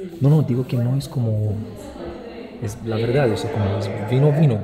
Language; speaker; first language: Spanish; non-native, learner; Romanian